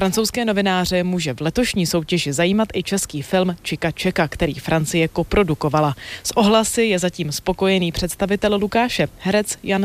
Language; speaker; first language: Czech; native; Czech